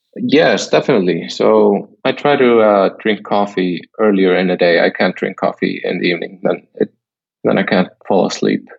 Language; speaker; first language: English; non-native, fluent; Icelandic